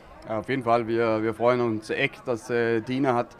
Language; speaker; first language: German; non-native, fluent; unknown